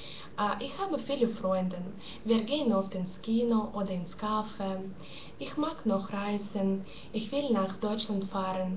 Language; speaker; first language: German; non-native, learner; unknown